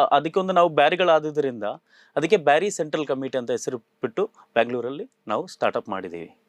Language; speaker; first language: Kannada; non-native, local second language; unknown